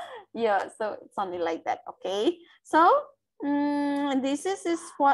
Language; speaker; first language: English; non-native, fluent; Indonesian